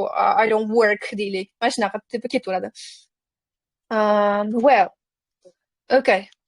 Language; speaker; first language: English; non-native, fluent; Uzbek